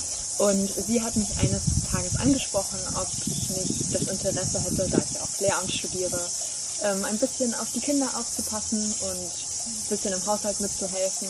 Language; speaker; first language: German; native; German